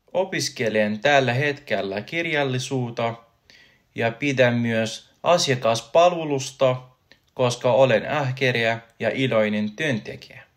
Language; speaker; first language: Finnish; non-native, learner; Arabic